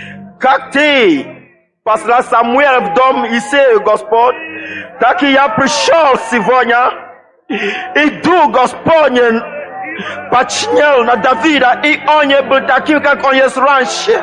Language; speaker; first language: Russian; non-native, fluent; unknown